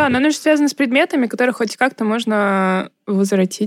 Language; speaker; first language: Russian; native; Russian